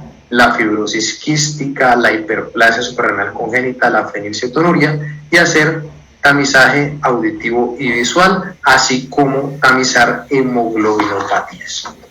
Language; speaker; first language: Spanish; native; Spanish